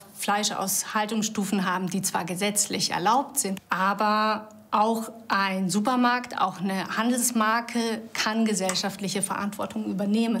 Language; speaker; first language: German; native; German